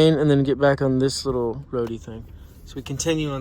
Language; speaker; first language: English; native; English